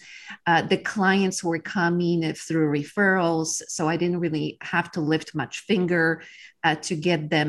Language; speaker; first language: English; non-native, fluent; Polish